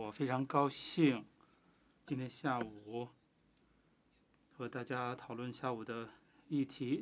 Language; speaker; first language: Chinese; non-native, fluent; Finnish